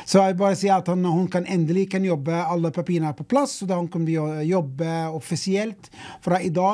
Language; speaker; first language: Norwegian; non-native, fluent; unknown